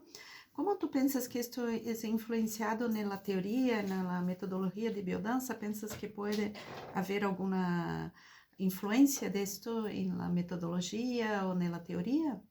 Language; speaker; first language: Spanish; non-native, fluent; Portuguese